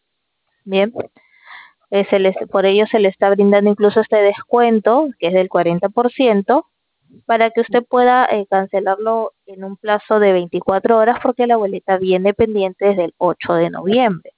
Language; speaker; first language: Spanish; native; Spanish